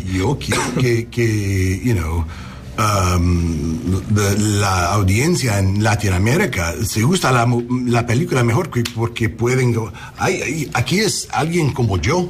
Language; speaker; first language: Spanish; non-native, learner; English